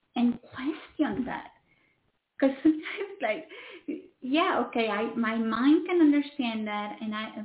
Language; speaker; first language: English; non-native, fluent; Spanish